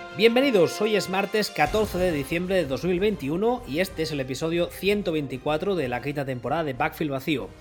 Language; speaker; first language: Spanish; native; Spanish